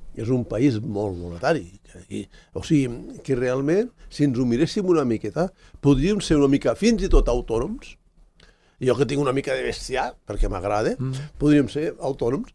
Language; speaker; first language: Catalan; native; Catalan